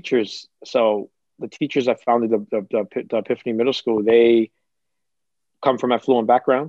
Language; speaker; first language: English; early bilingual, other home language; Kabuverdianu